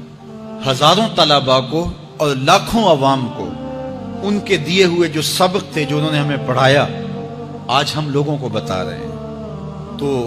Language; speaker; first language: Urdu; native; Urdu